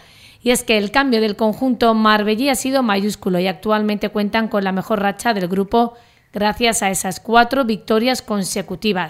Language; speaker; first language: Spanish; native; Spanish